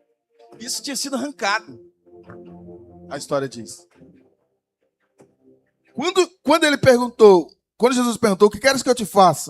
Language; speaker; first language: Portuguese; native; Portuguese